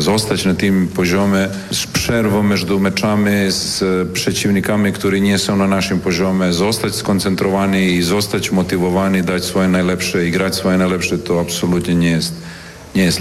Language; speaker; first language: Polish; non-native, learner; Serbian